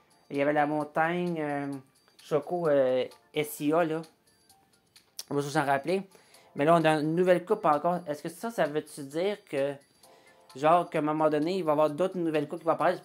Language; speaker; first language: French; native; French